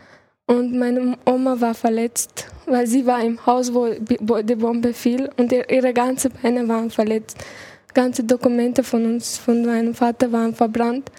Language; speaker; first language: German; early bilingual, other home language; Chechen